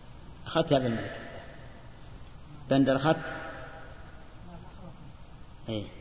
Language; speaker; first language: Arabic; native; Arabic